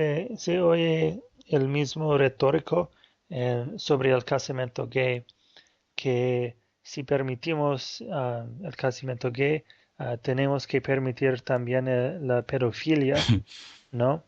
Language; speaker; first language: Spanish; non-native, fluent; Portuguese